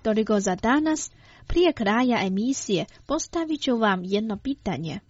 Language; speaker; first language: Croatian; non-native, fluent; Chinese